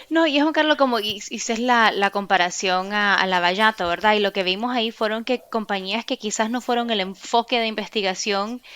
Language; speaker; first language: Spanish; native; Spanish